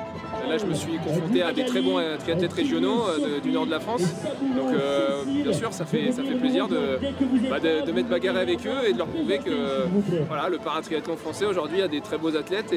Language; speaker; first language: French; native; French